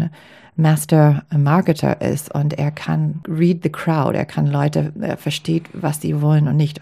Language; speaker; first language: German; non-native, fluent; English